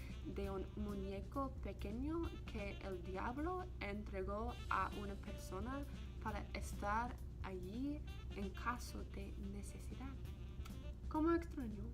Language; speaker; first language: Spanish; non-native, learner; English